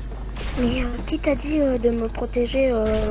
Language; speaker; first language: French; native; French